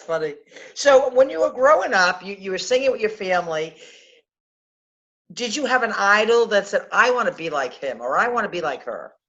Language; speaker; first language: English; native; English